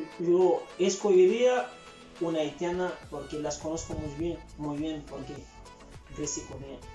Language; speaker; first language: Spanish; non-native, fluent; Haitian Creole